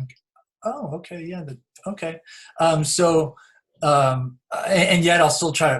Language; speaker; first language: English; native; English